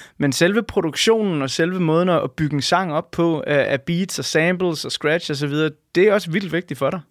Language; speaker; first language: Danish; native; Danish